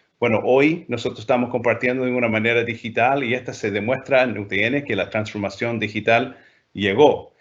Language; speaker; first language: Spanish; non-native, fluent; English